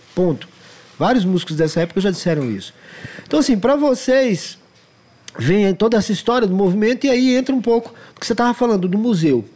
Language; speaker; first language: Portuguese; native; Portuguese